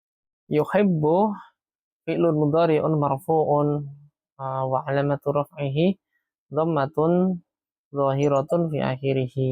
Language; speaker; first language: Arabic; non-native, fluent; Indonesian